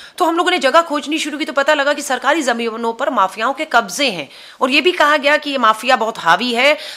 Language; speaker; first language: Hindi; native; Hindi